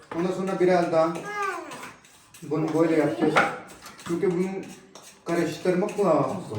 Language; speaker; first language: Turkish; native; Turkish